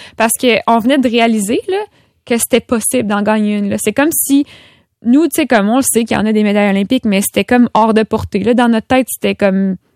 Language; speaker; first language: French; native; French